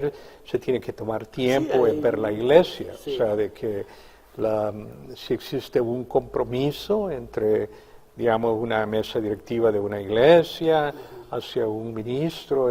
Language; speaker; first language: Spanish; native; Spanish